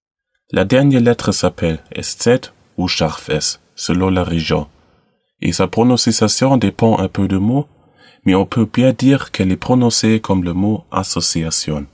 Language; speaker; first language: French; non-native, learner; German